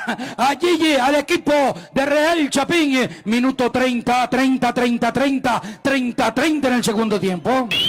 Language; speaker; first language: Spanish; native; Spanish